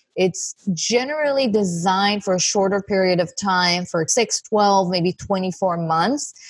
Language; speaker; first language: English; non-native, fluent; Hebrew